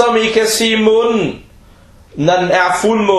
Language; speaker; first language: Danish; early bilingual, other home language; Arabic